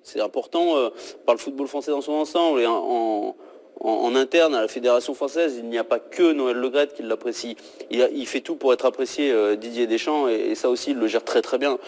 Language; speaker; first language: French; native; French